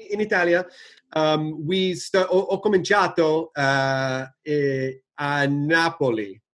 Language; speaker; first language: Italian; non-native, learner; English